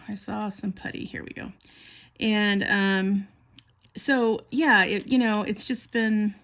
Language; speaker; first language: English; native; English